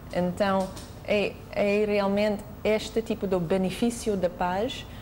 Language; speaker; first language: Portuguese; non-native, fluent; English